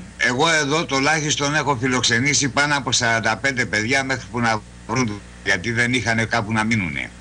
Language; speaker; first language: Greek; native; Greek